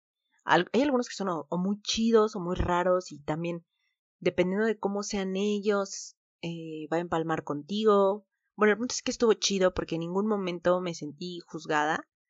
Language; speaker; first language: Spanish; native; Spanish